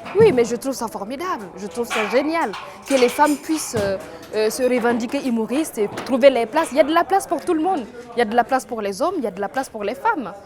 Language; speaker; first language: French; non-native, local second language; Mossi